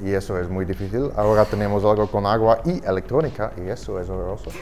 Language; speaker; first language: Spanish; non-native, fluent; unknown